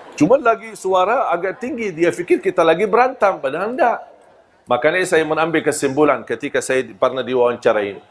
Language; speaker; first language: Malay; non-native, fluent; Arabic